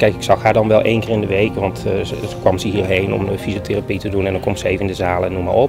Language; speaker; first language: Dutch; native; Dutch